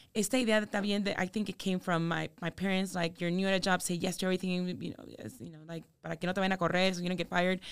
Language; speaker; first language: English; native; English